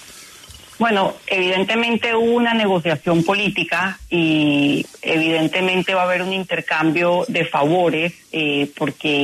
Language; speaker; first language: Spanish; native; Spanish